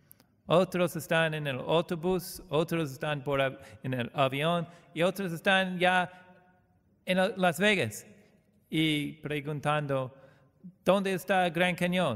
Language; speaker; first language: Spanish; non-native, learner; English